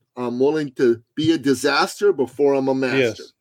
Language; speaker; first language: English; early bilingual, other home language; Persian